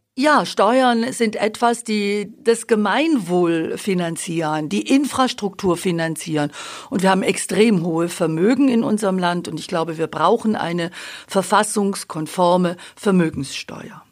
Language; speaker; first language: German; native; German